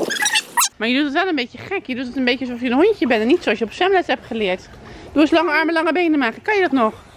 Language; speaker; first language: Dutch; native; Dutch